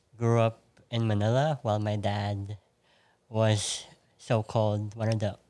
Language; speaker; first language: English; non-native, local second language; Filipino